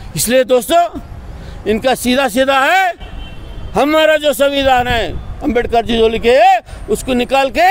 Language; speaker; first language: Hindi; non-native, local second language; Kannada